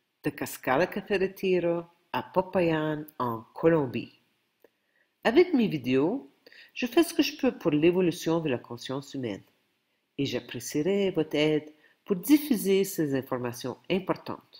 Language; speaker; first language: French; non-native, local second language; Ukrainian